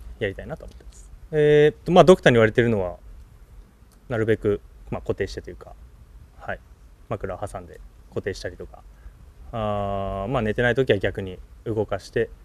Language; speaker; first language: Japanese; native; Japanese